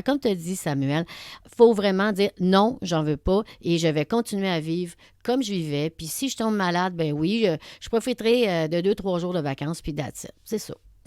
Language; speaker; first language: French; native; French